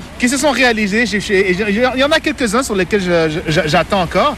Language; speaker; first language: French; native; French